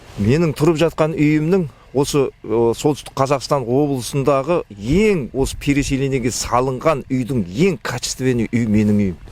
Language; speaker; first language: Kazakh; native; Kazakh